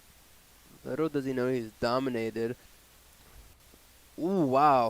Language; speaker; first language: English; native; English